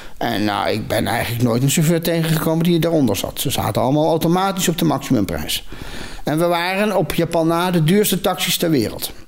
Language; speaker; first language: Dutch; native; Dutch